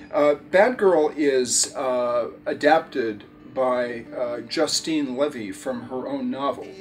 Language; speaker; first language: English; native; English